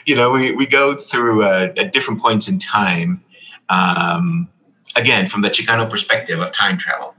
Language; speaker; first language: English; early bilingual, other home language; Spanish